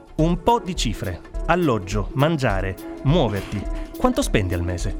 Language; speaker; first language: Italian; native; Italian